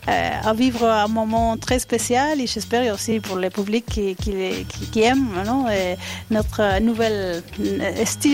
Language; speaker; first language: French; non-native, learner; Spanish